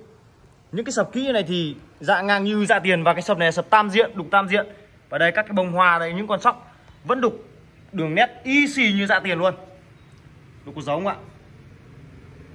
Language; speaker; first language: Vietnamese; native; Vietnamese